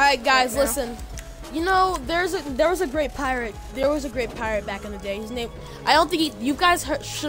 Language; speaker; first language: English; native; English